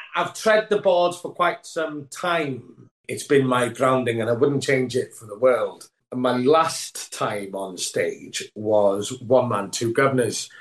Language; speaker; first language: English; non-native, local second language; Welsh